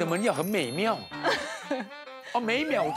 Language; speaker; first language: Chinese; native; Chinese